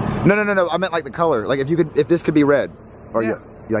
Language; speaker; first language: English; native; English